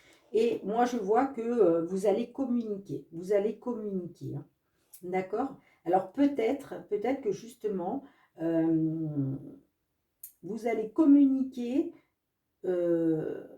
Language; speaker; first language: French; native; French